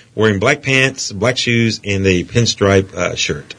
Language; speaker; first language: English; native; English